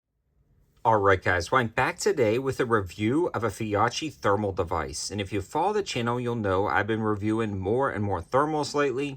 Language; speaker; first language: English; native; English